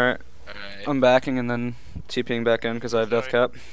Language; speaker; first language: English; native; English